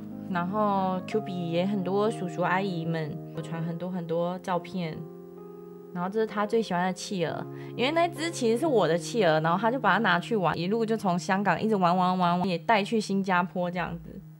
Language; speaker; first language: Chinese; native; Chinese